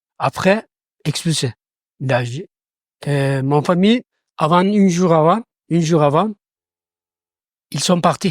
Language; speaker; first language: French; non-native, learner; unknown